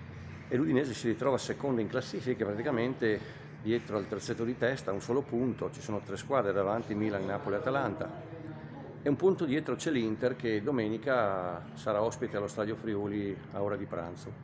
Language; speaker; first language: Italian; native; Italian